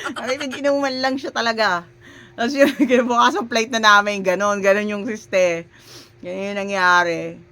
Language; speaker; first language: Filipino; native; Filipino